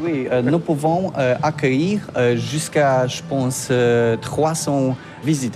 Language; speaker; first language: French; non-native, learner; Polish